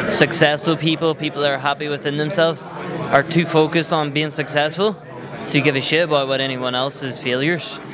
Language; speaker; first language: English; native; English